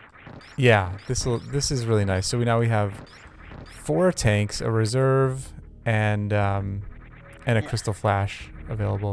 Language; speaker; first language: English; native; English